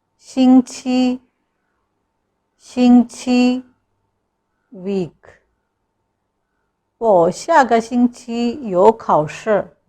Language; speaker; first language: Chinese; non-native, fluent; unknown